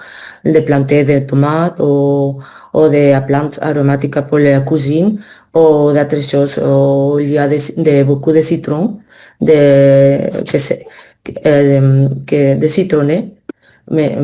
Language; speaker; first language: French; non-native, learner; Spanish